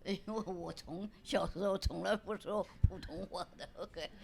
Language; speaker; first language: Chinese; non-native, local second language; Wu Chinese